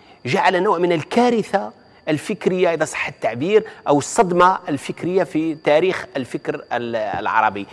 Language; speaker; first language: Arabic; native; Arabic